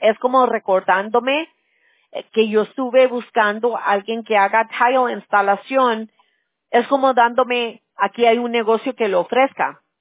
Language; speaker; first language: Spanish; early bilingual, heritage; Spanish